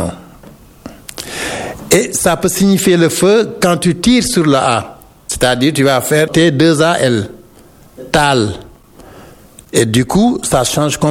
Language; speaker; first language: French; non-native, local second language; Wolof